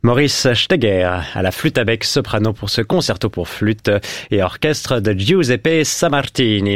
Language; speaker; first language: French; native; French